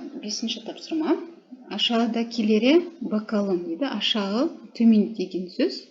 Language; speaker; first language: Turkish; non-native, fluent; Kazakh